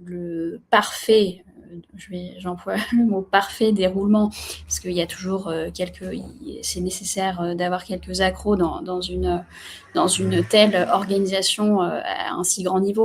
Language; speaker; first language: French; native; French